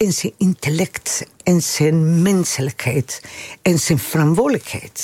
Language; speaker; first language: Dutch; non-native, fluent; Spanish